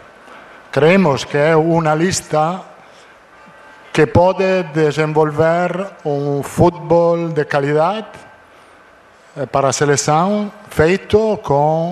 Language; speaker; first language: Portuguese; non-native, fluent; Italian